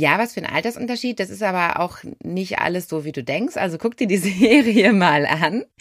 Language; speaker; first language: German; native; German